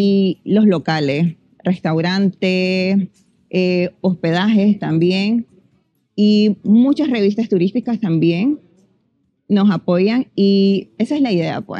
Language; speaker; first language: Spanish; native; Spanish